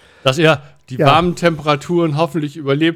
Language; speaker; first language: German; native; German